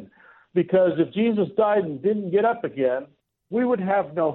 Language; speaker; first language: English; native; English